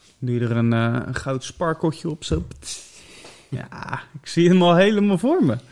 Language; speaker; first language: Dutch; native; Dutch